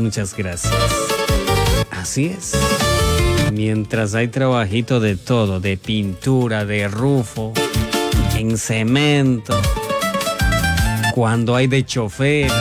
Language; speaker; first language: Spanish; non-native, local second language; Quechua